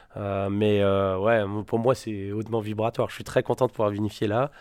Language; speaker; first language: French; native; French